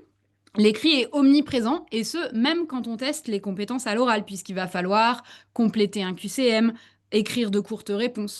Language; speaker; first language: French; native; French